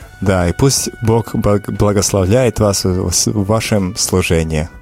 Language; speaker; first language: Russian; non-native, local second language; Latvian